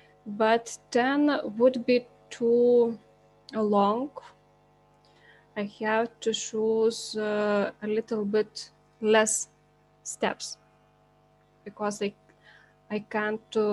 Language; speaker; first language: English; non-native, learner; Lithuanian